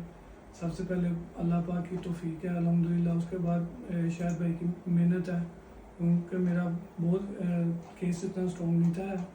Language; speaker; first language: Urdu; non-native, local second language; Punjabi